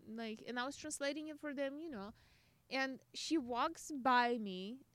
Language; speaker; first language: English; non-native, fluent; Russian